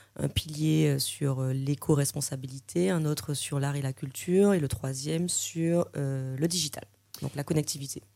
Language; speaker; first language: French; native; French